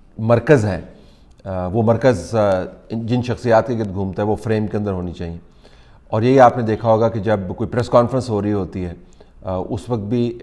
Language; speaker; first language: Urdu; native; Urdu